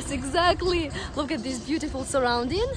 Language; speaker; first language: English; non-native, fluent; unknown